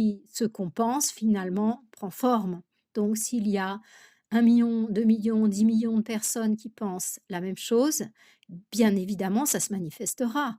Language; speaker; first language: French; native; French